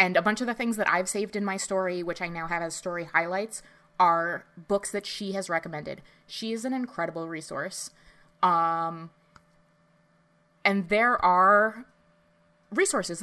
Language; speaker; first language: English; native; English